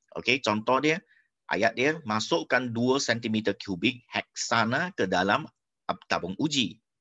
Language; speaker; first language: Malay; non-native, local second language; Chinese